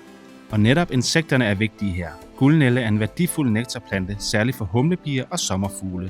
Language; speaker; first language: Danish; native; Danish